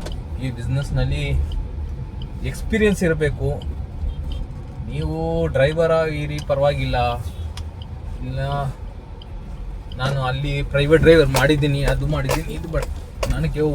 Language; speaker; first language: Kannada; non-native, local second language; Urdu